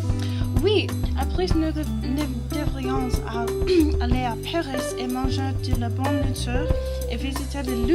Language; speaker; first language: French; non-native, learner; English